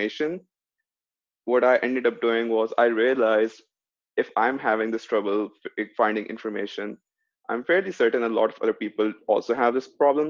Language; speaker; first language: English; non-native, local second language; Urdu